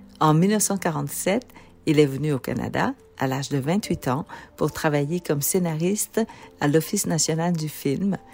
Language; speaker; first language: French; early bilingual, other home language; Vietnamese